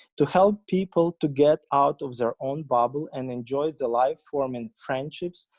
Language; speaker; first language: English; non-native, fluent; Ukrainian